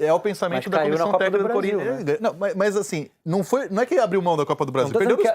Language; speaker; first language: Portuguese; native; Portuguese